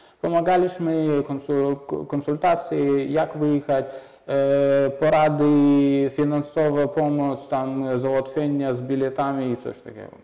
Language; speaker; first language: Polish; non-native, fluent; Russian